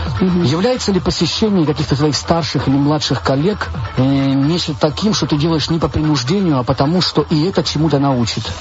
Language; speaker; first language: Russian; non-native, local second language; Georgian